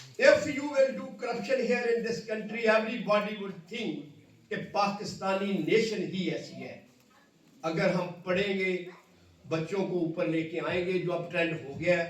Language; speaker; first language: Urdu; non-native, local second language; Punjabi